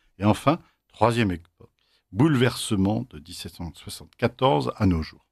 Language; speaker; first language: French; native; French